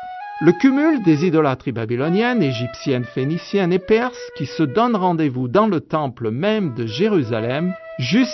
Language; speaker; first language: French; native; French